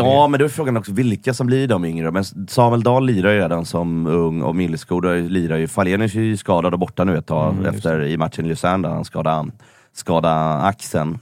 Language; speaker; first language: Swedish; native; Swedish